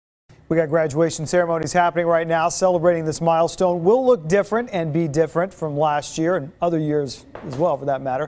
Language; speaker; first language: English; native; English